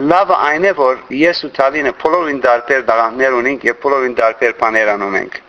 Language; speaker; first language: Armenian; early bilingual, heritage; Armenian